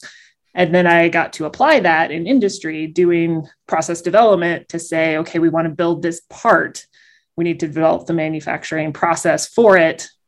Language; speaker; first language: English; native; English